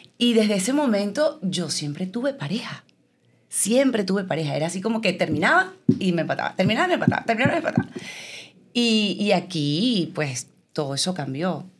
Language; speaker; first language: Spanish; native; Spanish